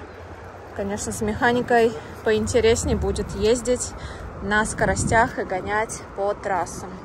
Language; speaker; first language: Russian; native; Russian